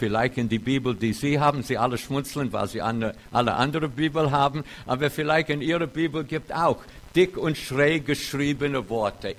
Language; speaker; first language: German; non-native, fluent; English